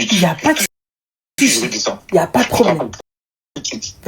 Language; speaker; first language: French; early bilingual, other home language; Arabic